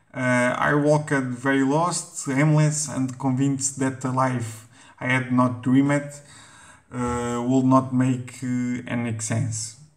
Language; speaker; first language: English; non-native, fluent; Portuguese